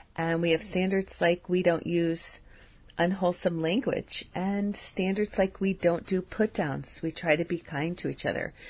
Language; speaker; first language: English; native; English